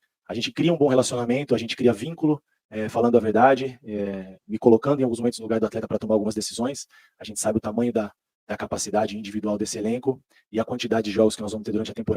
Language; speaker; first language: Portuguese; native; Portuguese